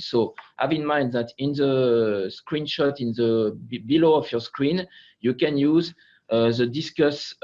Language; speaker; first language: English; non-native, fluent; French